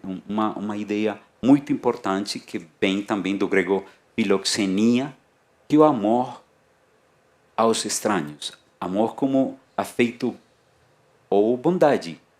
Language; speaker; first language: Portuguese; non-native, fluent; Spanish